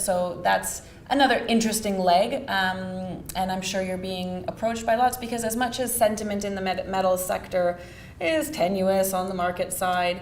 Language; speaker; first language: English; native; English